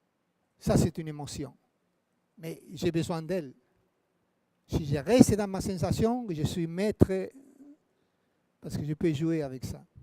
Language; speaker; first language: French; non-native, fluent; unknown